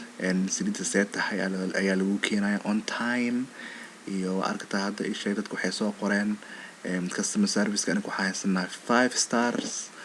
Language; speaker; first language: Somali; early bilingual, heritage; Somali